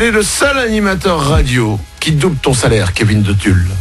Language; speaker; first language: French; native; French